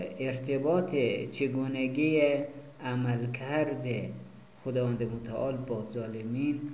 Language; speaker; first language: Persian; native; Persian